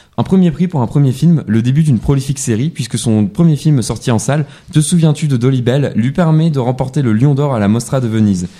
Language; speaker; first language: French; native; French